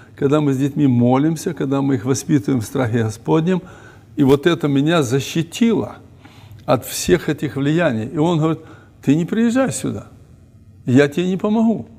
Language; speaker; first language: Russian; native; Russian